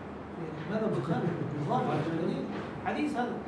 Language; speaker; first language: Arabic; native; Arabic